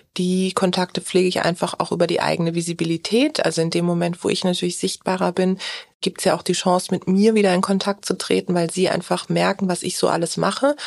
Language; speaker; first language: German; early bilingual, other home language; Turkish